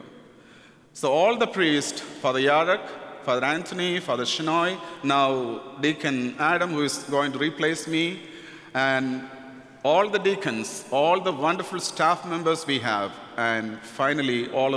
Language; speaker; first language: English; non-native, local second language; Malayalam